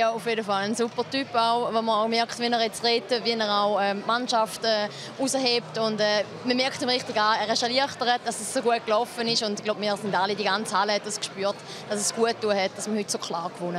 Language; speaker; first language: German; native; German